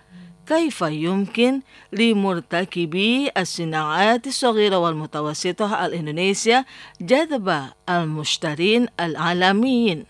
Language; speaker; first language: Arabic; non-native, fluent; Indonesian